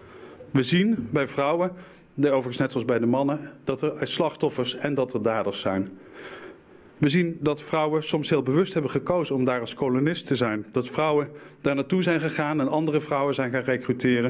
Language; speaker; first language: Dutch; native; Dutch